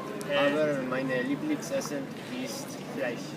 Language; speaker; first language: German; non-native, learner; Spanish